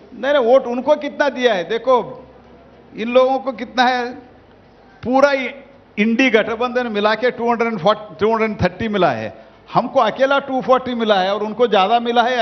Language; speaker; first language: Hindi; non-native, local second language; Kannada